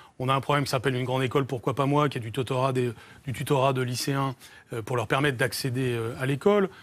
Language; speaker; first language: French; native; French